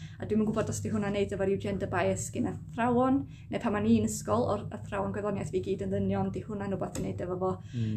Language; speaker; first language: Welsh; native; Welsh